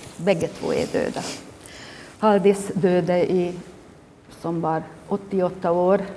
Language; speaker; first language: Swedish; non-native, fluent; Hungarian